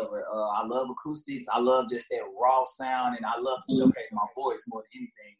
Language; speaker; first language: English; native; English